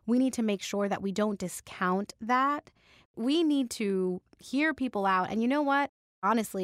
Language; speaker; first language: English; native; English